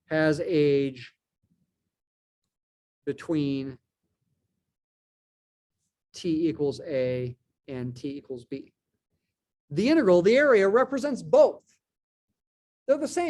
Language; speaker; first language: English; native; English